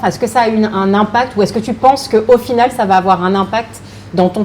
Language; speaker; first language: French; native; French